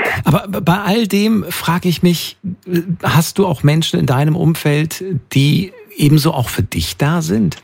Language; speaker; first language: German; native; German